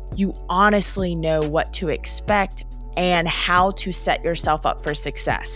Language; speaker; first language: English; native; English